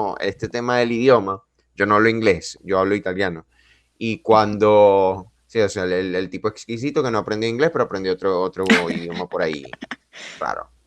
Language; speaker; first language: Spanish; native; Spanish